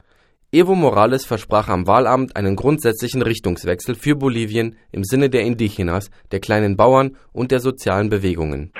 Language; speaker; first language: German; native; German